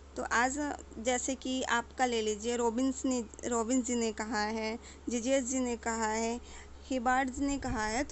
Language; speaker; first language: Hindi; native; Hindi